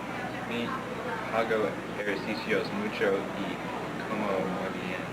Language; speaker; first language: Spanish; non-native, learner; English